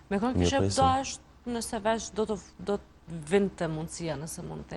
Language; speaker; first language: Albanian; native; Albanian